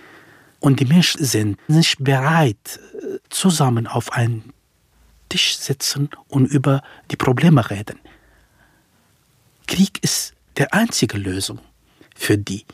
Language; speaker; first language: German; non-native, fluent; Central Kurdish